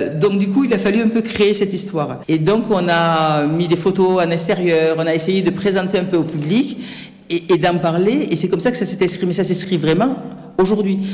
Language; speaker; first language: French; native; French